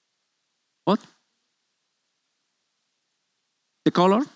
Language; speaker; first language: English; non-native, learner; Italian